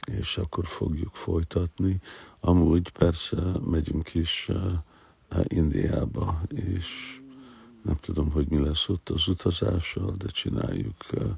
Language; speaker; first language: Hungarian; early bilingual, heritage; Hungarian